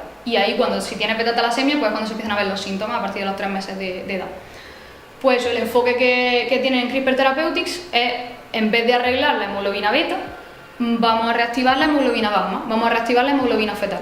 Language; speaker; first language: Spanish; native; Spanish